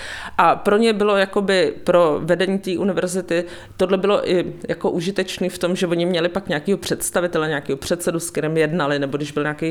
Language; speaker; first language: Czech; native; Czech